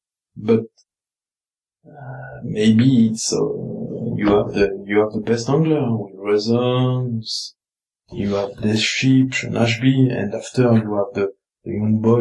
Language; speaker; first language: English; non-native, learner; French